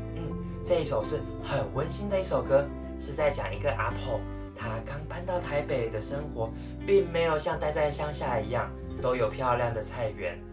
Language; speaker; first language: Chinese; native; Chinese